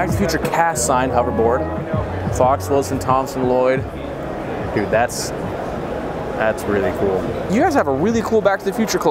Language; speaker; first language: English; native; English